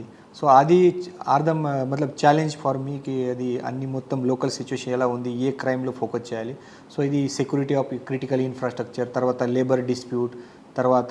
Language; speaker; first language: Telugu; non-native, learner; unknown